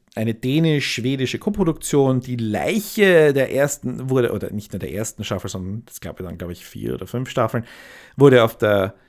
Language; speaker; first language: German; native; German